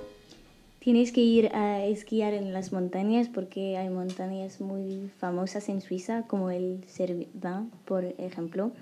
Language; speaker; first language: Spanish; non-native, learner; French